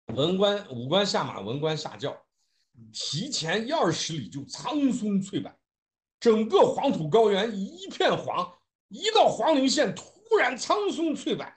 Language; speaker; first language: Chinese; native; Chinese